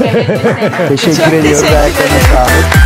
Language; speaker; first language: Turkish; native; Turkish